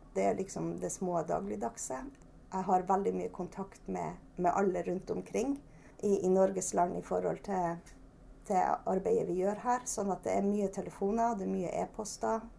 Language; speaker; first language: Norwegian; native; Norwegian